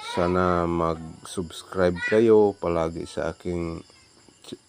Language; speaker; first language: Filipino; non-native, local second language; Cebuano